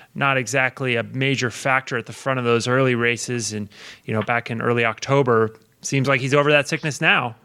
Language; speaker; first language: English; native; English